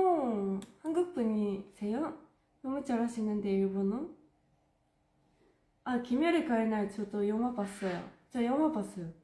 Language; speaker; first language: Korean; non-native, fluent; Japanese